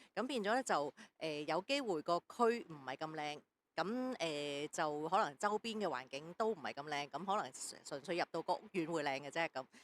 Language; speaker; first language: Cantonese; native; Cantonese